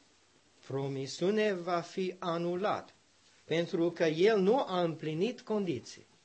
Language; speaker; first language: Romanian; non-native, learner; English